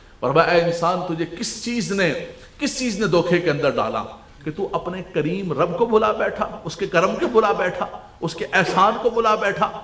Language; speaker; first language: Urdu; non-native, local second language; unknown